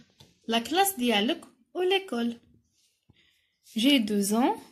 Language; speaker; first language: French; non-native, local second language; Arabic